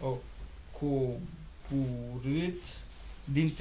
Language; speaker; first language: Romanian; non-native, learner; German